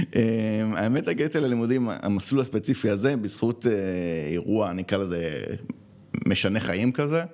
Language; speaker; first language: Hebrew; early bilingual, other home language; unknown